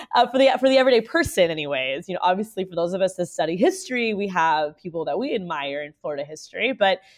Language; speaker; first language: English; native; English